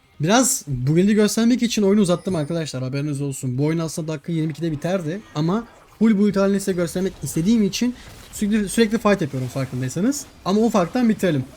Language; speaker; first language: Turkish; native; Turkish